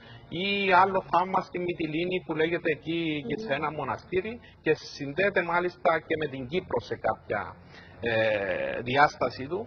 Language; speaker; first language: Greek; native; Greek